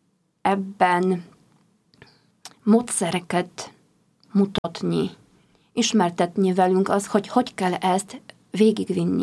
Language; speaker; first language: Hungarian; non-native, fluent; Polish